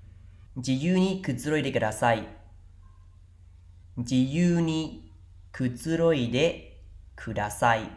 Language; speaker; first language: Japanese; non-native, fluent; Khmer